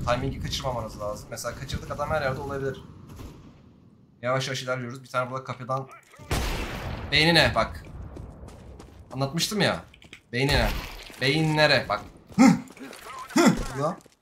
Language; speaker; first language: Turkish; native; Turkish